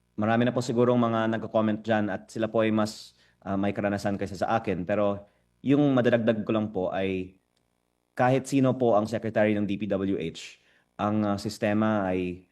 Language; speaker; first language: Filipino; native; Filipino